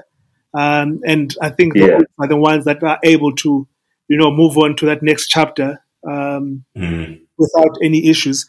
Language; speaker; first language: English; non-native, local second language; Xhosa